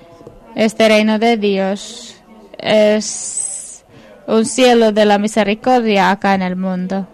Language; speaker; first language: Spanish; non-native, fluent; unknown